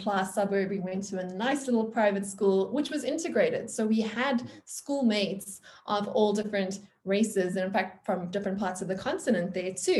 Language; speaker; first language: English; native; English